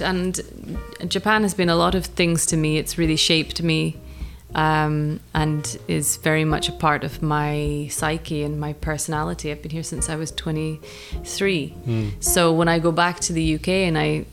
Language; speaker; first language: English; native; English